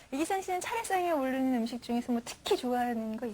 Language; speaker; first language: Korean; native; Korean